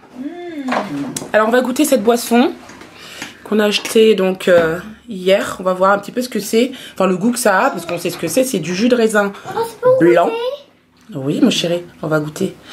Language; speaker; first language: French; native; French